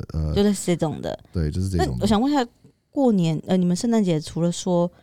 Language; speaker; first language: Chinese; non-native, fluent; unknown